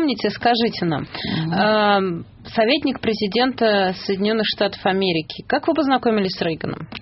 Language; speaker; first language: Russian; native; Russian